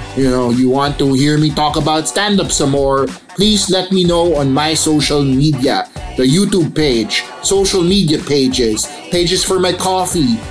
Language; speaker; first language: English; non-native, local second language; Filipino